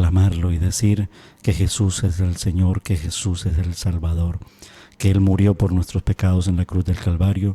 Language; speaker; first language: Spanish; native; Spanish